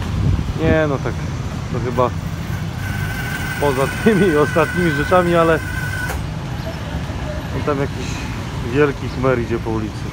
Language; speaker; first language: Polish; native; Polish